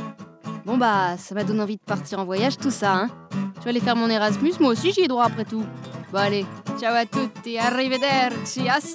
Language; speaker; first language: French; native; French